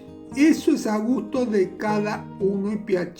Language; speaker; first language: Spanish; native; Spanish